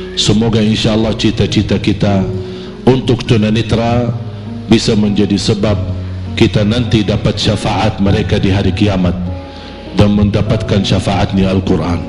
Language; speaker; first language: Malay; non-native, fluent; Arabic